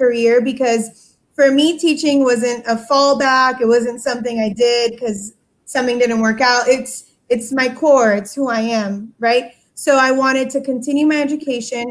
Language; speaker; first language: English; native; English